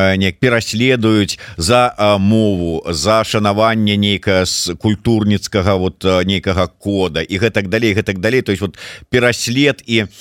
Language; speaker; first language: Belarusian; non-native, local second language; Russian